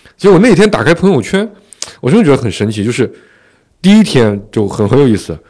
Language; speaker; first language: Chinese; non-native, local second language; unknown